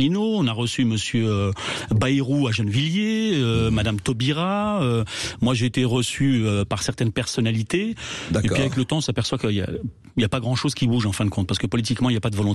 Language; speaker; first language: French; native; French